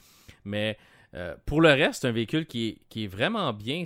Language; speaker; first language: French; native; French